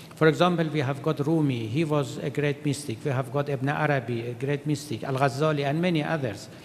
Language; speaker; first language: English; non-native, fluent; Persian